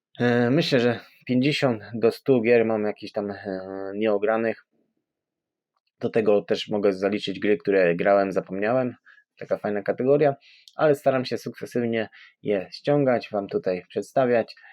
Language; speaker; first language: Polish; native; Polish